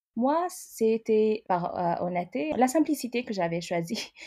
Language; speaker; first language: French; non-native, fluent; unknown